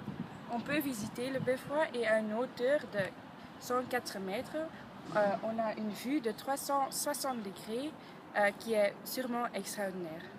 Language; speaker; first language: French; non-native, learner; Dutch